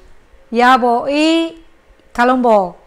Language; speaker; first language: Danish; non-native, learner; Filipino